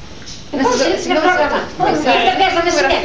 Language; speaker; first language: Greek; native; Greek